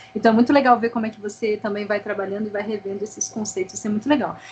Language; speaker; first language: Portuguese; native; Portuguese